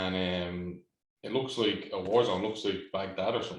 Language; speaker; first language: English; native; English